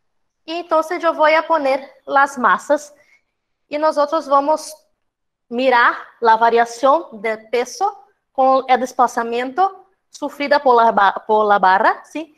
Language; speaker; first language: Spanish; non-native, fluent; Portuguese